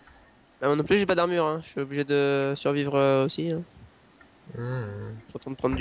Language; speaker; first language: French; native; French